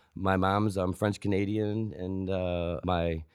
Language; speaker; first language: English; native; English